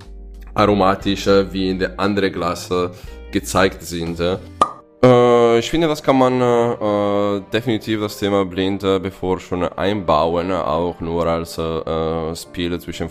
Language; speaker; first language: German; non-native, fluent; Italian